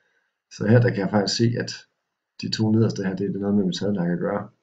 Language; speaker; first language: Danish; native; Danish